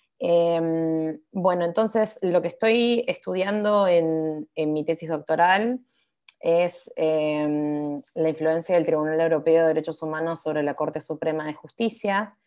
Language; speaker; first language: Spanish; native; Spanish